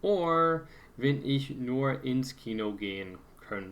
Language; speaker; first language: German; non-native, fluent; English